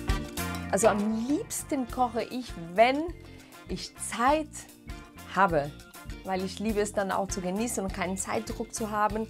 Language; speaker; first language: German; non-native, fluent; Portuguese